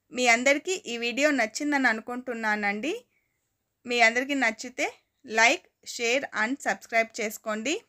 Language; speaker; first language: Telugu; non-native, local second language; Kannada